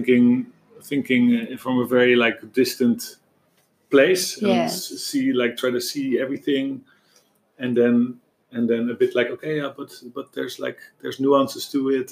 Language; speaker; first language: English; non-native, fluent; Dutch